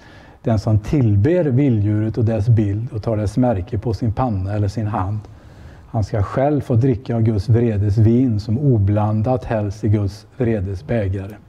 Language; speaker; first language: Swedish; native; Swedish